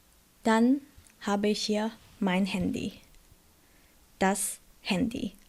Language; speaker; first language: German; non-native, fluent; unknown